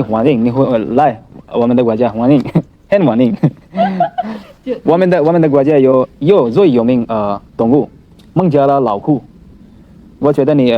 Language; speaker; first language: Chinese; non-native, learner; Bangla